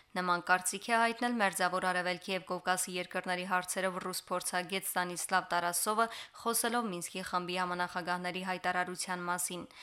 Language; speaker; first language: Armenian; native; Armenian